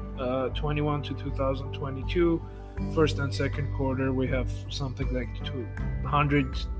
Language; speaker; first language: English; non-native, fluent; Armenian